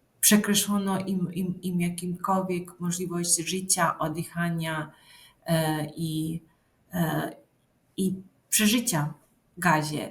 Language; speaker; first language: Polish; non-native, fluent; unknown